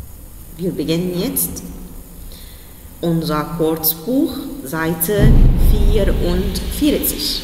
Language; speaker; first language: German; non-native, fluent; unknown